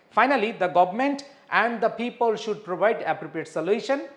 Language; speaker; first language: English; non-native, local second language; Bangla